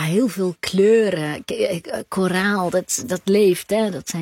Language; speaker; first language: Dutch; native; Dutch